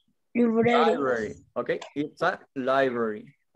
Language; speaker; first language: English; non-native, fluent; Spanish